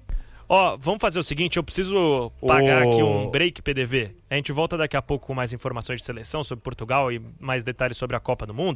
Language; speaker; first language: Portuguese; native; Portuguese